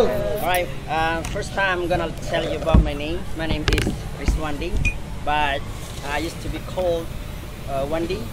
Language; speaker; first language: English; non-native, learner; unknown